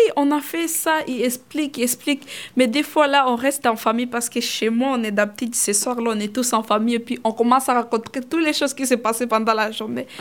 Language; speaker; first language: French; non-native, fluent; Swahili